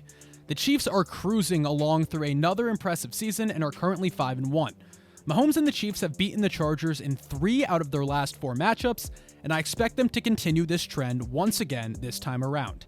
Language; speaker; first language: English; native; English